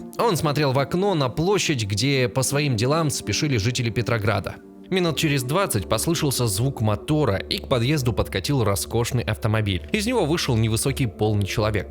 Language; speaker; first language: Russian; native; Russian